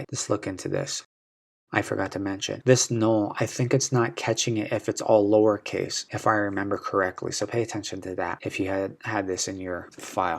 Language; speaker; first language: English; native; English